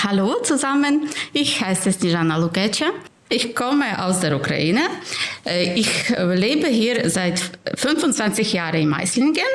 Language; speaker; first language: German; non-native, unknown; Ukrainian